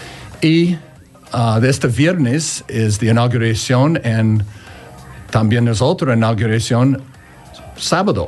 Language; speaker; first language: Spanish; non-native, learner; English